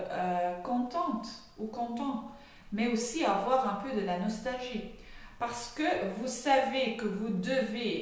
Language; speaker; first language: French; non-native, fluent; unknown